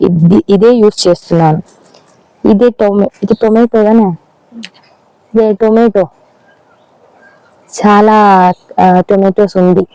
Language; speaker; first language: Telugu; non-native, learner; Malayalam